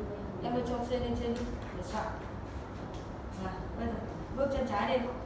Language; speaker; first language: Vietnamese; native; Vietnamese